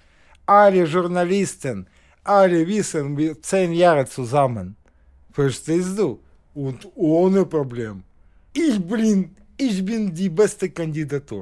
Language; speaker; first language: German; non-native, learner; Russian